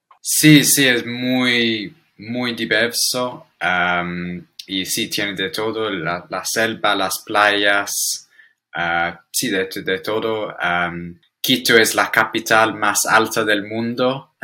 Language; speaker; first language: Spanish; non-native, learner; English